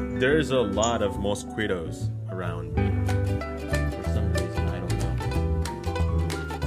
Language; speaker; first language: English; non-native, fluent; Indonesian